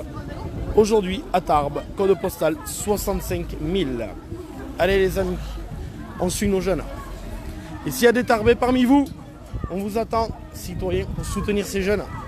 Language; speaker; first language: French; native; French